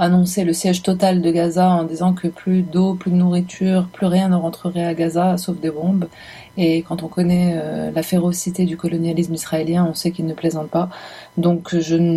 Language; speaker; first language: French; non-native, local second language; Arabic